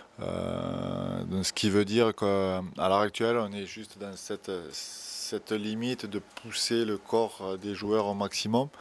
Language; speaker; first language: French; native; French